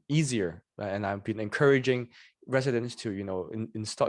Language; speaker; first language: English; non-native, local second language; Cantonese